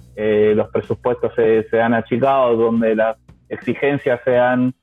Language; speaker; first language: Spanish; native; Spanish